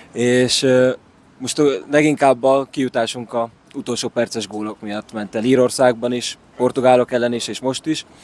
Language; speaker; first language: Hungarian; native; Hungarian